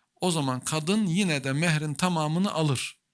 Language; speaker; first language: Turkish; native; Turkish